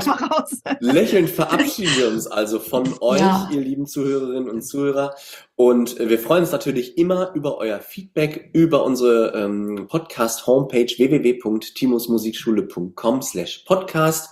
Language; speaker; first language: German; native; German